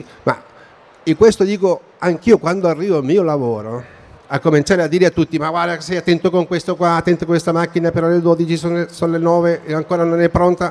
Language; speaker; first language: Italian; non-native, fluent; Spanish